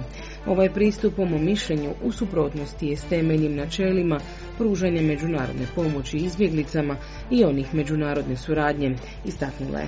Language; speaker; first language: Croatian; native; Croatian